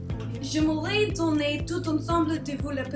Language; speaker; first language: French; non-native, learner; English